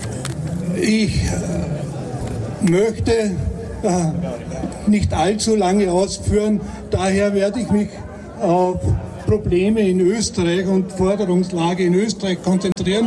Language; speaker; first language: German; native; German